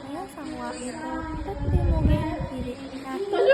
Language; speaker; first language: Japanese; non-native, learner; Indonesian